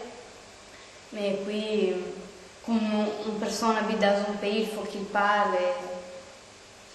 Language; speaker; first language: French; non-native, fluent; Italian